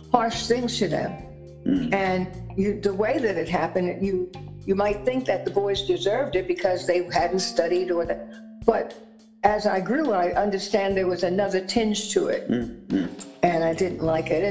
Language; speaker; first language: English; native; English